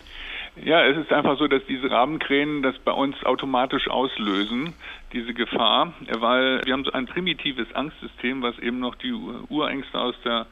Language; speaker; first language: German; native; German